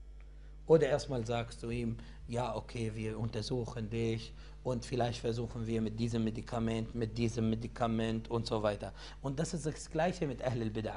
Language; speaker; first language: German; non-native, fluent; Arabic